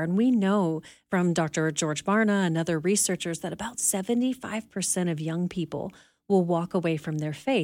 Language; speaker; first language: English; native; English